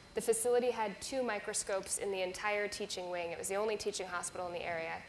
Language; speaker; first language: English; native; English